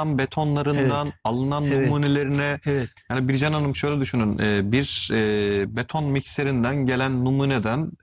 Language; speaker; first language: Turkish; native; Turkish